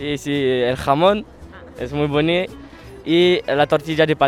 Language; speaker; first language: Spanish; non-native, learner; French